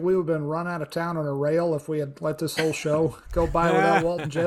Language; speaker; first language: English; native; English